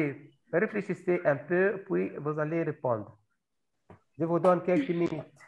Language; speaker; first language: French; non-native, local second language; Arabic